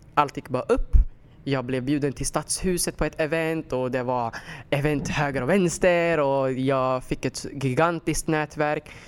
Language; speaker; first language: Swedish; early bilingual, other home language; Somali